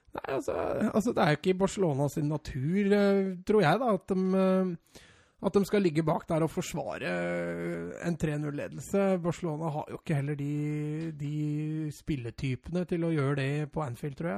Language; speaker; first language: Norwegian; native; Norwegian